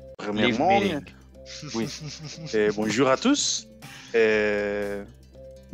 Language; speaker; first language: French; non-native, learner; Spanish